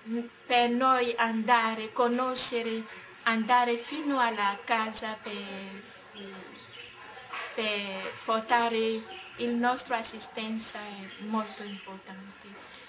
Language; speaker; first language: Italian; non-native, learner; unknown